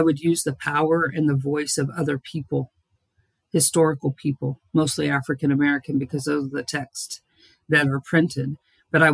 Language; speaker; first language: English; native; English